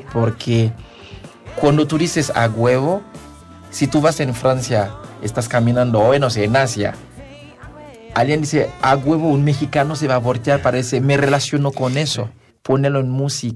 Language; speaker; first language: Spanish; non-native, fluent; Haitian Creole